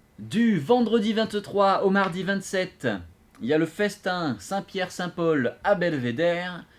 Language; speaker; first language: French; native; French